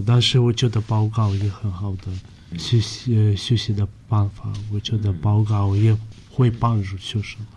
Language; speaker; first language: Chinese; non-native, learner; Russian